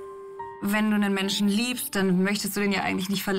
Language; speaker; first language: German; native; German